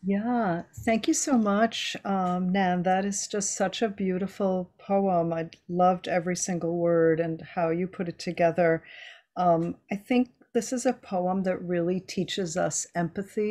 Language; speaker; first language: English; early bilingual, other home language; Spanish